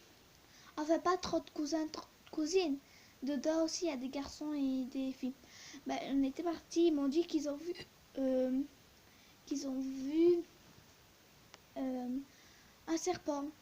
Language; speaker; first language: French; early bilingual, other home language; Turkish